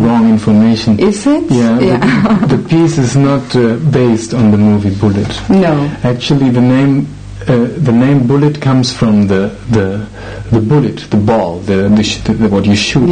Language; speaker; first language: English; non-native, fluent; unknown